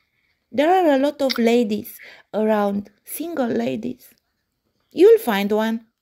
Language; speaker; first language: English; non-native, learner; Romanian